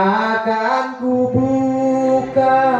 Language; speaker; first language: Indonesian; non-native, local second language; Javanese